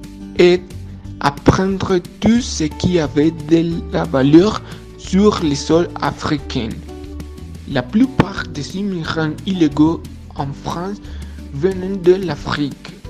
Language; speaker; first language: French; non-native, learner; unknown